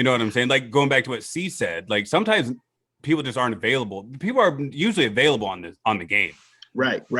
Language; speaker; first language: English; native; English